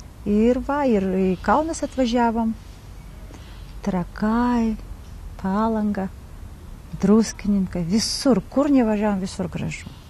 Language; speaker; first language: Lithuanian; non-native, learner; Kazakh